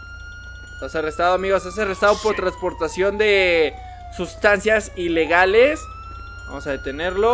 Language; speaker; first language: Spanish; native; Spanish